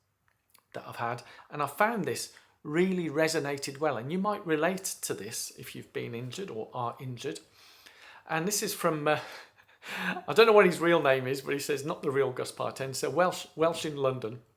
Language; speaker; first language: English; native; English